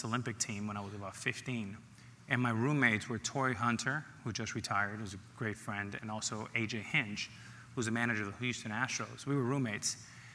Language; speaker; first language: English; native; English